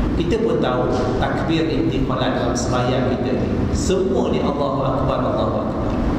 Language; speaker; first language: Malay; non-native, local second language; Chinese